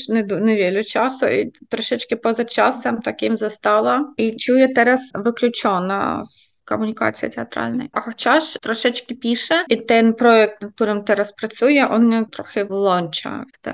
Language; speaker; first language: Polish; non-native, fluent; Ukrainian